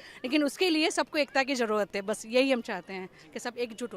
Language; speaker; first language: Hindi; non-native, local second language; Gujarati